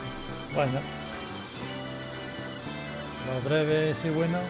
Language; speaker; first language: Spanish; native; Spanish